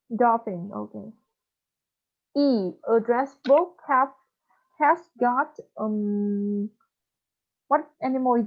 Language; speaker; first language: English; non-native, fluent; Vietnamese